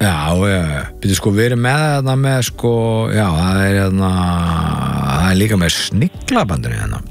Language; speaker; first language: Icelandic; native; Icelandic